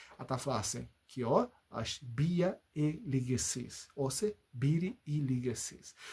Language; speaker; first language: Albanian; non-native, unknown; Portuguese